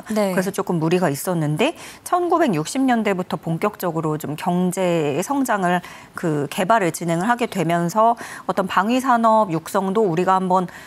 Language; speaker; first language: Korean; native; Korean